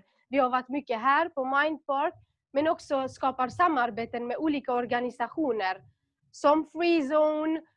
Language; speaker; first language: Swedish; non-native, local second language; Kurdish